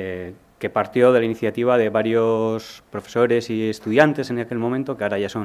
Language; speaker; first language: Spanish; native; Spanish